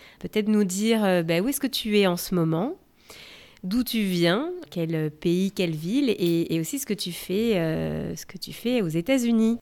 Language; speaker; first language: French; native; French